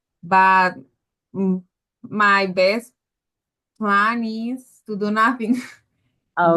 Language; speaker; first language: English; non-native, learner; Spanish